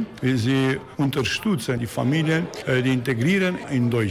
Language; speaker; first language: German; non-native, learner; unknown